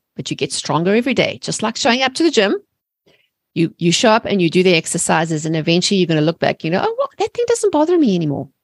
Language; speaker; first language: English; native; English